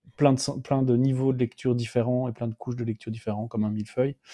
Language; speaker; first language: French; native; French